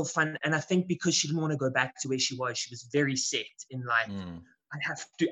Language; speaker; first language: English; native; English